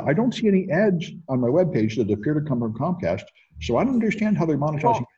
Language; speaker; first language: English; native; English